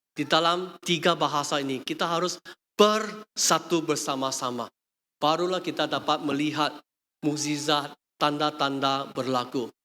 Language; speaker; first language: Malay; non-native, local second language; Chinese